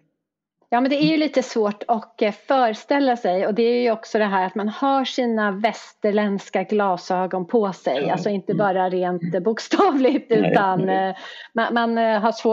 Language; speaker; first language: Swedish; native; Swedish